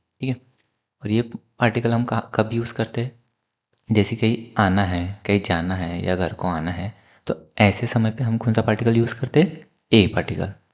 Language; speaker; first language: Hindi; native; Hindi